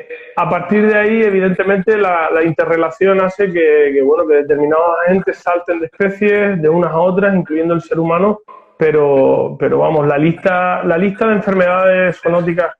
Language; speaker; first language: Spanish; native; Spanish